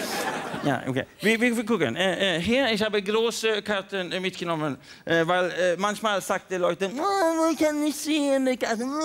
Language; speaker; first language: German; non-native, learner; Swedish